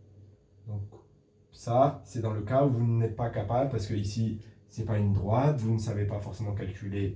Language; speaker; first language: French; native; French